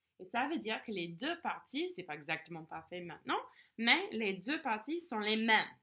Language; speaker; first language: French; non-native, fluent; English